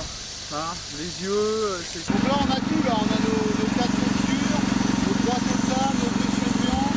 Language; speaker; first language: French; native; French